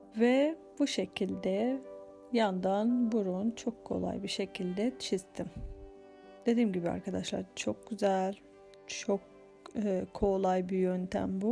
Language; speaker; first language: Turkish; non-native, fluent; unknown